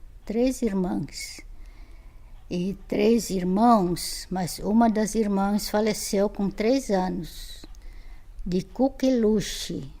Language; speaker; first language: Portuguese; non-native, fluent; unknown